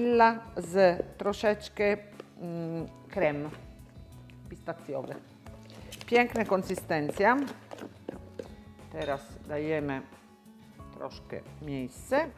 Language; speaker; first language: Polish; non-native, learner; Italian